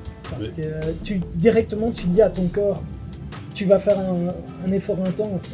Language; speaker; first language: French; native; French